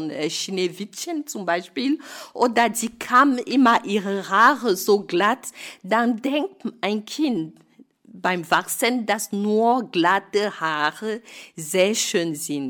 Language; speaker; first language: German; non-native, fluent; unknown